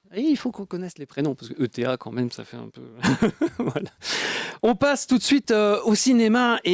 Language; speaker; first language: French; native; French